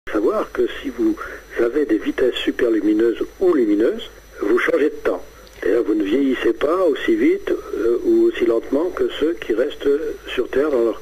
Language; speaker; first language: French; native; French